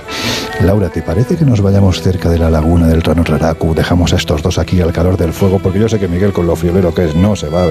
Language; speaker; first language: Spanish; native; Spanish